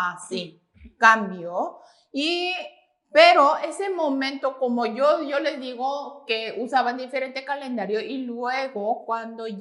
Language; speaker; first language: Spanish; non-native, fluent; Korean